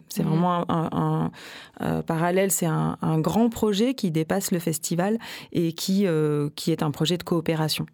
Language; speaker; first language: French; native; French